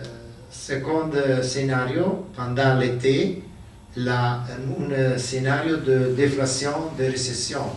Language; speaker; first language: French; non-native, learner; Italian